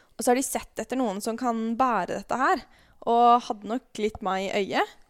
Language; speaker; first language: Norwegian; native; Norwegian